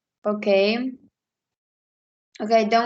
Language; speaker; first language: English; non-native, fluent; Spanish